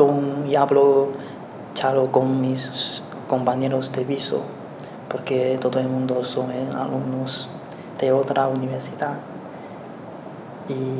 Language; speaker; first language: Spanish; non-native, learner; Chinese